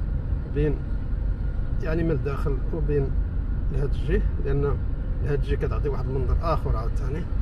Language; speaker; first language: Arabic; native; Arabic